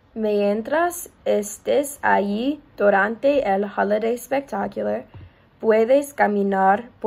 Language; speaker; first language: Spanish; non-native, learner; English